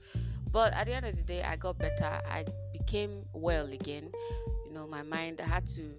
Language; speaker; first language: English; non-native, local second language; Igbo